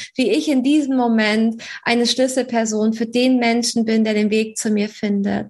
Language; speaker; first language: German; native; German